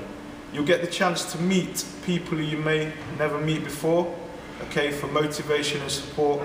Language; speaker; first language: English; native; English